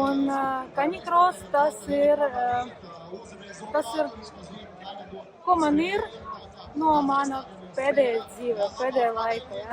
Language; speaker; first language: Latvian; non-native, learner; Ukrainian